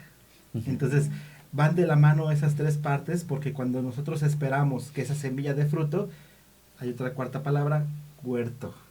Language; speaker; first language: Spanish; native; Spanish